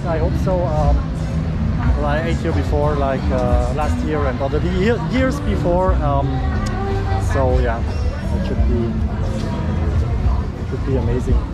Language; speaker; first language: English; non-native, fluent; German